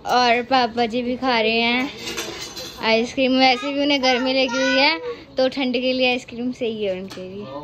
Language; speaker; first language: Hindi; non-native, local second language; Punjabi